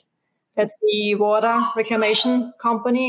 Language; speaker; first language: English; non-native, fluent; German